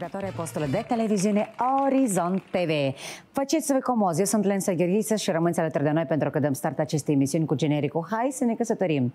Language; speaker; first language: Romanian; native; Romanian